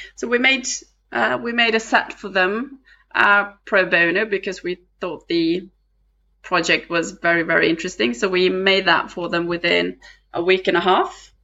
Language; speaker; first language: English; non-native, fluent; Norwegian